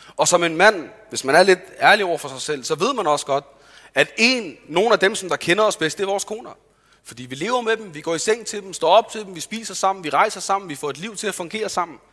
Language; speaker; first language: Danish; early bilingual, other home language; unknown